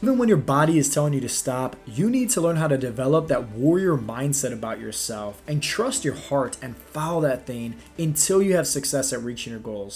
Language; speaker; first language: English; native; English